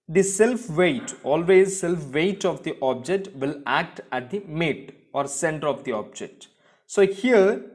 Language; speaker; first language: English; non-native, local second language; Tamil